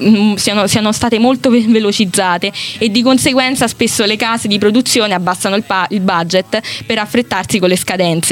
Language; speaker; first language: Italian; native; Italian